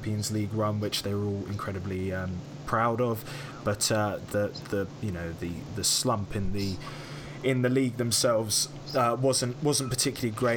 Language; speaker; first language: English; native; English